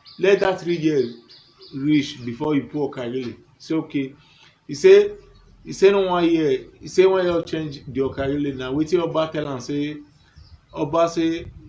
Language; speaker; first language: Nigerian Pidgin; non-native, local second language; Bini